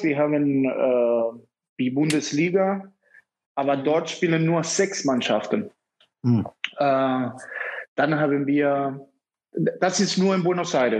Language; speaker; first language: German; non-native, fluent; Spanish